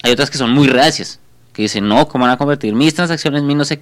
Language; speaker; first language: Spanish; native; Spanish